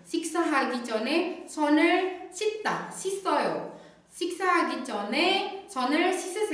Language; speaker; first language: Korean; non-native, fluent; Indonesian